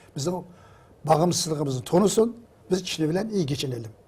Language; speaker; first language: Turkish; non-native, fluent; Uyghur